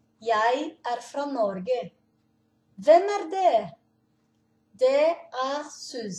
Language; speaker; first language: Norwegian; non-native, learner; Portuguese